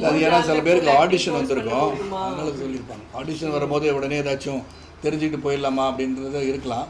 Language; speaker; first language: Tamil; native; Tamil